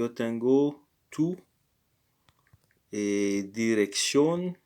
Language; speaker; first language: Spanish; non-native, learner; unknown